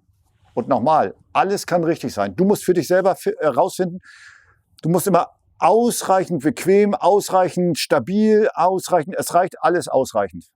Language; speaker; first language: German; native; German